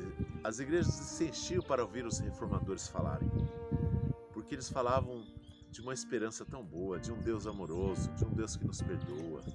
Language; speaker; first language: Portuguese; native; Portuguese